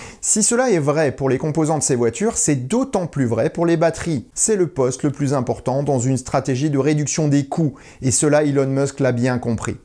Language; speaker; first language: French; native; French